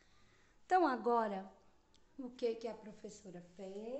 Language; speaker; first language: Portuguese; native; Portuguese